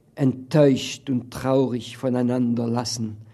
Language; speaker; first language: German; non-native, fluent; French